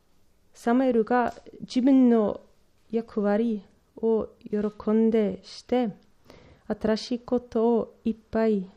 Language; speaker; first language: Japanese; non-native, learner; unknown